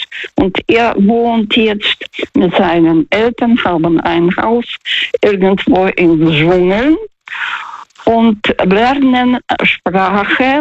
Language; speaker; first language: German; non-native, fluent; Russian